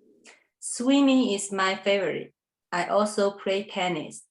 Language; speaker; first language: English; non-native, learner; Chinese